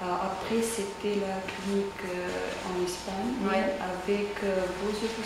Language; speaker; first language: French; non-native, fluent; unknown